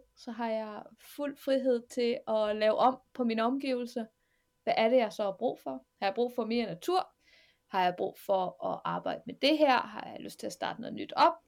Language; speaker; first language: Danish; native; Danish